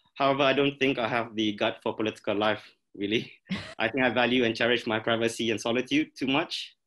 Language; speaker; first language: English; non-native, local second language; Malay